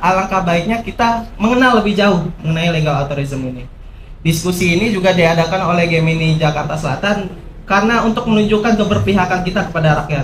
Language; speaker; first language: Indonesian; native; Indonesian